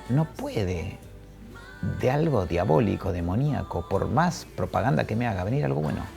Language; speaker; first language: Spanish; native; Spanish